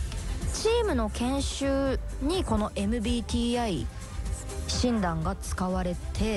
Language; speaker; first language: Japanese; native; Japanese